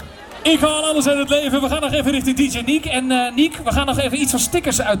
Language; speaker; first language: Dutch; native; Dutch